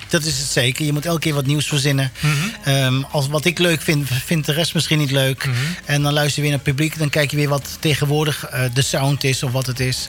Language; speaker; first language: Dutch; native; Dutch